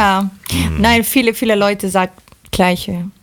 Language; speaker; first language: German; non-native, learner; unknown